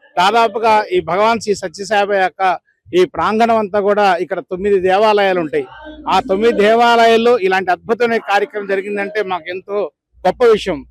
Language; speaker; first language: Telugu; native; Telugu